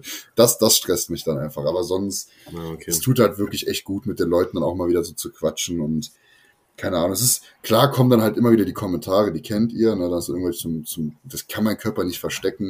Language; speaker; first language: German; native; German